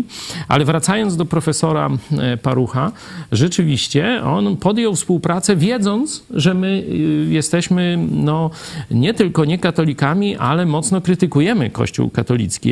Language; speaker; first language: Polish; native; Polish